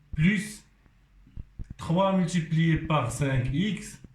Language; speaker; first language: French; non-native, local second language; Arabic